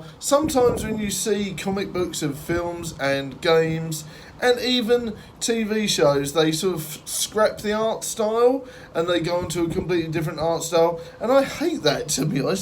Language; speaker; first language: English; native; English